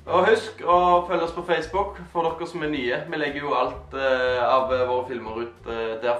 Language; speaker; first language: Norwegian; native; Norwegian